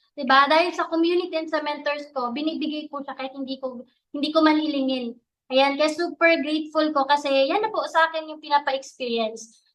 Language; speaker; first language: Filipino; non-native, local second language; Bikol